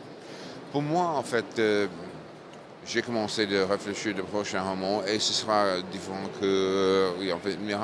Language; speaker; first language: French; non-native, fluent; English